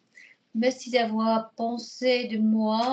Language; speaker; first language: French; non-native, learner; English